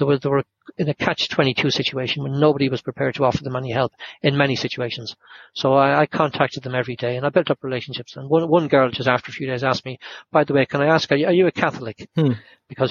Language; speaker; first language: English; native; English